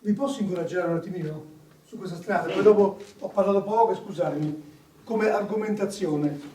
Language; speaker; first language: Italian; native; Italian